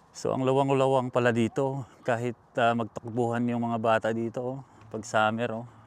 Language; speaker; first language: Filipino; native; Filipino